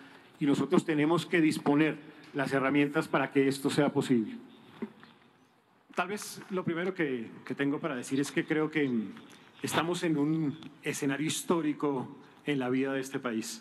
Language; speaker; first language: Spanish; native; Spanish